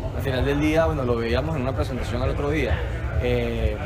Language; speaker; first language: Spanish; native; Spanish